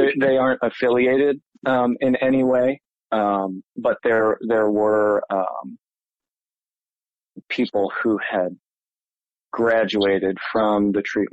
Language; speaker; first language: English; native; English